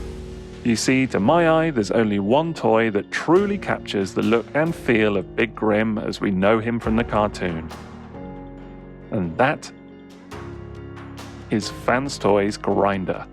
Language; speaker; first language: English; native; English